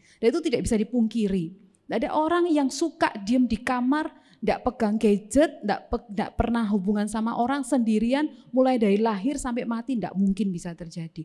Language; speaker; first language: Indonesian; native; Indonesian